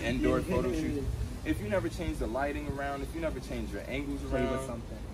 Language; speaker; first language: English; native; English